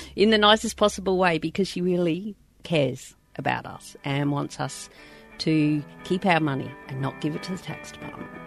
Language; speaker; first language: English; native; English